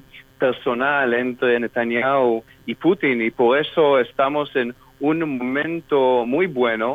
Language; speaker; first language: Spanish; non-native, fluent; Hebrew